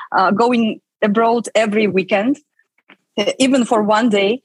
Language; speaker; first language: English; non-native, fluent; Russian